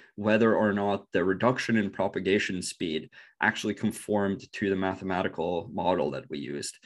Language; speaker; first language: English; non-native, fluent; Norwegian